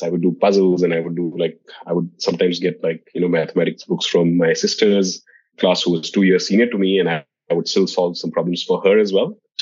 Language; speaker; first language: English; non-native, local second language; Hindi